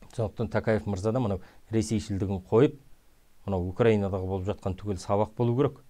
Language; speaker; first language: Kazakh; native; Kazakh